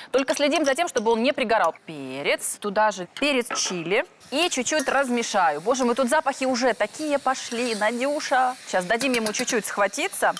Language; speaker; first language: Russian; native; Russian